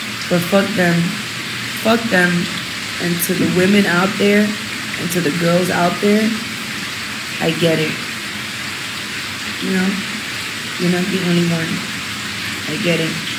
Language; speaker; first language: English; early bilingual, other home language; Spanish